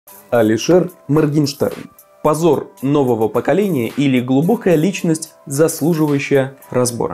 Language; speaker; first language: Russian; native; Russian